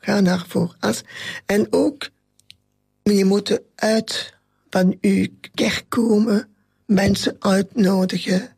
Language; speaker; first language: Dutch; non-native, local second language; French